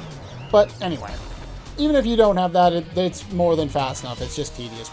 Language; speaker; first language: English; native; English